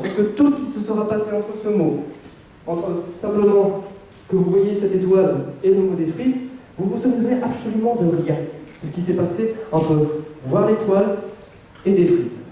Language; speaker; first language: French; native; French